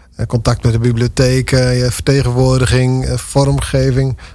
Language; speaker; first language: Dutch; non-native, local second language; Western Frisian